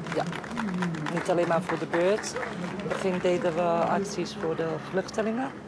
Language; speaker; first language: Dutch; non-native, fluent; Bosnian